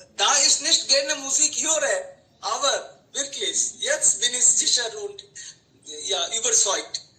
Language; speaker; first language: German; non-native, fluent; Hindi